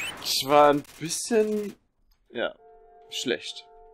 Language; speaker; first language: German; native; German